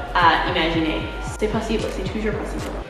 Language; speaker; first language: French; non-native, learner; English